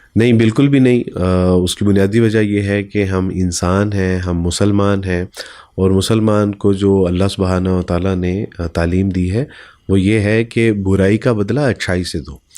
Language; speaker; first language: Urdu; native; Urdu